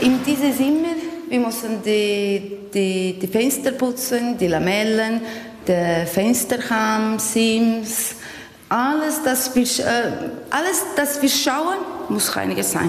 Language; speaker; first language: German; non-native, learner; Portuguese